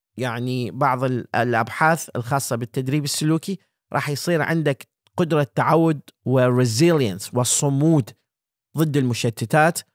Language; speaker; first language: Arabic; native; Arabic